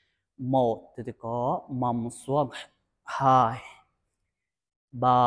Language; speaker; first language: Vietnamese; non-native, learner; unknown